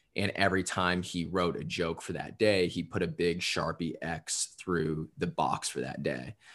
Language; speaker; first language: English; native; English